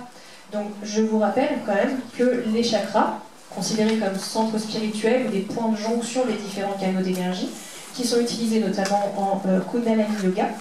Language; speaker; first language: French; native; French